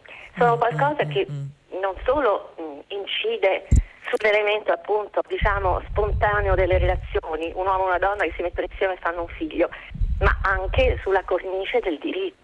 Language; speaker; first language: Italian; native; Italian